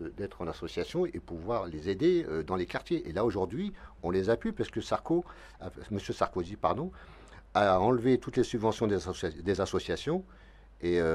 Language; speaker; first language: French; native; French